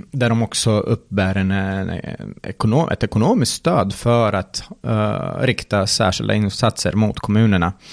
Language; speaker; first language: Swedish; early bilingual, other home language; Serbian